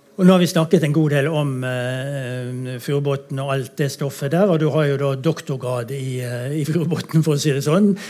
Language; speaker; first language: Norwegian; native; Norwegian